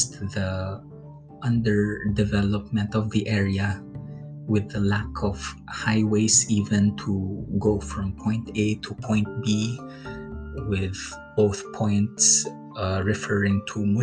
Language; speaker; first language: English; non-native, local second language; Filipino